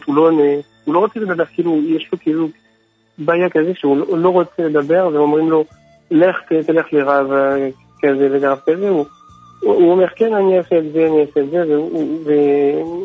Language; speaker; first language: Hebrew; non-native, fluent; French